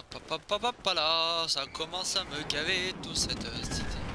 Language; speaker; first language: French; native; French